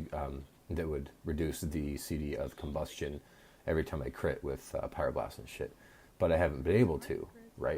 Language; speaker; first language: English; native; English